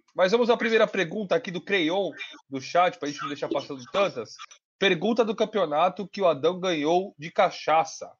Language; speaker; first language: Portuguese; native; Portuguese